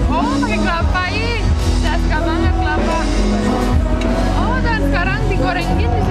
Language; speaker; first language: Indonesian; non-native, learner; Romanian